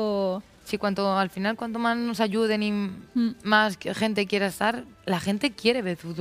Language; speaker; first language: Spanish; native; Spanish